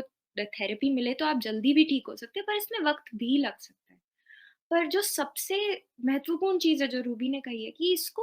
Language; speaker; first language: Hindi; native; Hindi